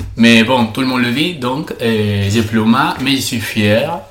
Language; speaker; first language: French; non-native, learner; Spanish